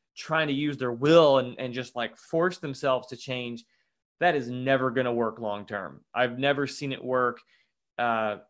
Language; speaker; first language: English; native; English